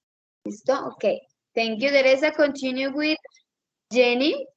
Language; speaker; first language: English; non-native, learner; Spanish